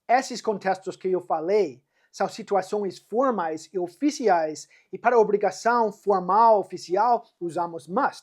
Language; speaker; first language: Portuguese; non-native, fluent; English